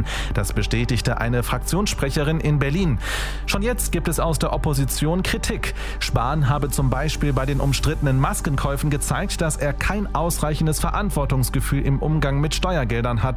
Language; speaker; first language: German; native; German